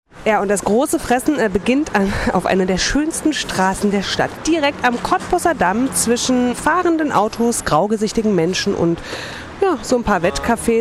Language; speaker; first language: German; native; German